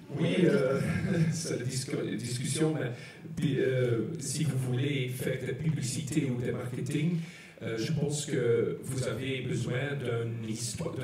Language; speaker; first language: French; non-native, local second language; Dutch